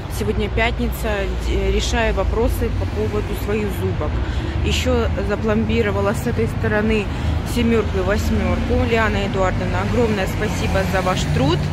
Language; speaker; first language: Russian; native; Russian